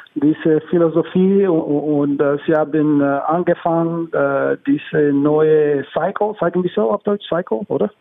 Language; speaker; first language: German; non-native, learner; English